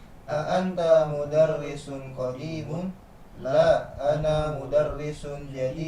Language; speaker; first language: Arabic; non-native, learner; Indonesian